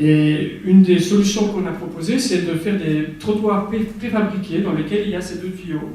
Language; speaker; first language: French; native; French